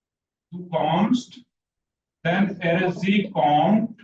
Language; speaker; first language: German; non-native, fluent; Hindi